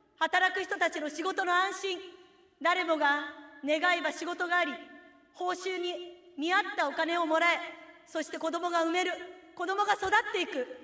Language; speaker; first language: Japanese; native; Japanese